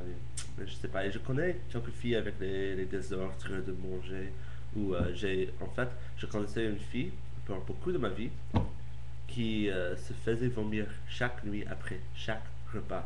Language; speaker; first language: French; non-native, learner; English